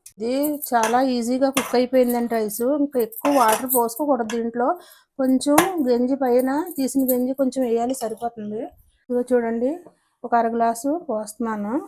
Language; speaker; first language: Telugu; native; Telugu